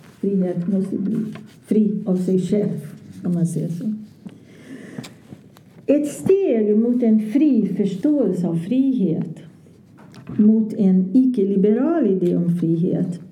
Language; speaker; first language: Swedish; non-native, fluent; Portuguese